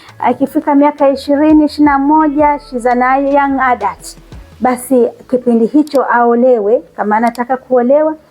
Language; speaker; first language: Swahili; non-native, local second language; Kikuyu